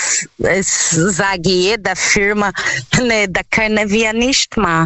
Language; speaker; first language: German; non-native, learner; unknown